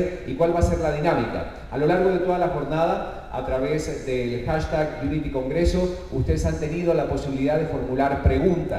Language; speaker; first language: Spanish; native; Spanish